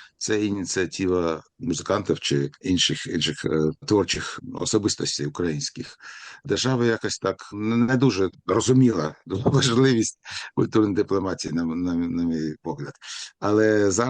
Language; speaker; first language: Ukrainian; non-native, local second language; Russian